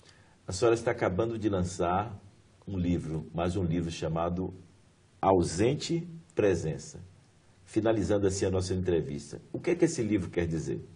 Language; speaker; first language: Portuguese; native; Portuguese